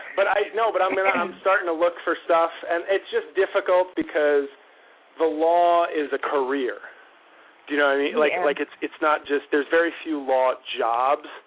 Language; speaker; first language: English; native; English